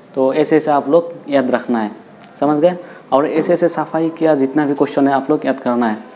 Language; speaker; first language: Hindi; non-native, local second language; Assamese